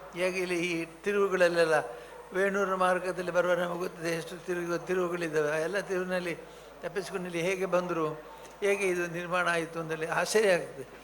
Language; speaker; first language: Kannada; non-native, local second language; Tulu